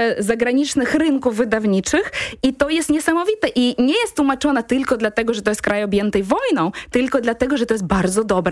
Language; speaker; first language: Polish; non-native, fluent; Ukrainian